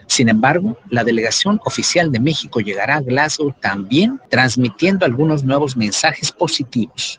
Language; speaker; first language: Spanish; native; Spanish